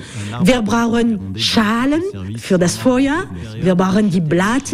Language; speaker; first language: German; non-native, learner; French